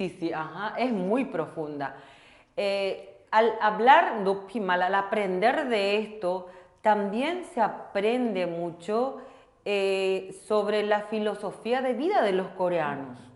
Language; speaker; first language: Spanish; non-native, local second language; Korean